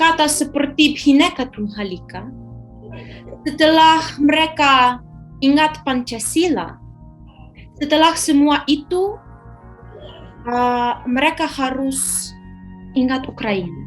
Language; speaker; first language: Indonesian; non-native, fluent; Ukrainian